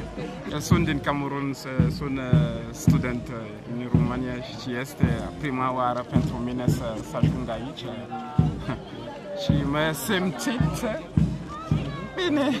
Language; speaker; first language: Romanian; non-native, learner; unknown